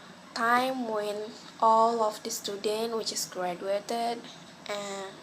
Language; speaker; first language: English; non-native, local second language; Malay